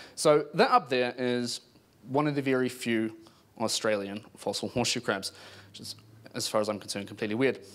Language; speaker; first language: English; native; English